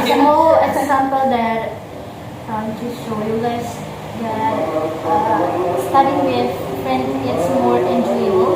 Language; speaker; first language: English; non-native, fluent; Indonesian